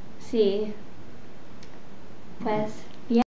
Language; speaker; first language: Spanish; non-native, learner; English